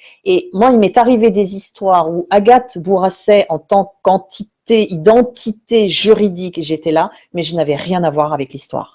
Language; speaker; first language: French; native; French